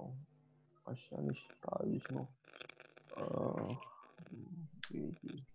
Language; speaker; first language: German; non-native, fluent; Indonesian